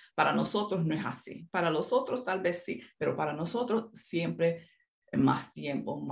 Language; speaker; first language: Spanish; early bilingual, other home language; English